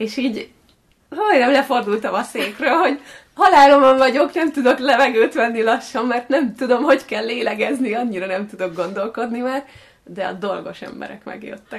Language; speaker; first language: Hungarian; native; Hungarian